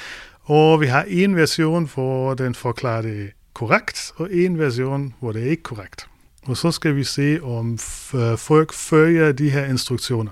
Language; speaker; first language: Danish; non-native, fluent; German